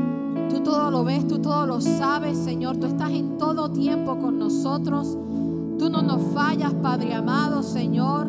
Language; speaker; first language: Spanish; native; Spanish